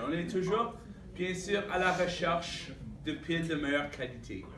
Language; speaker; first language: French; native; French